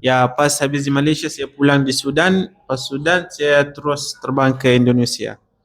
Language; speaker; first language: Indonesian; non-native, learner; Arabic